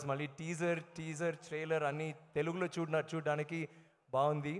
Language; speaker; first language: Telugu; non-native, learner; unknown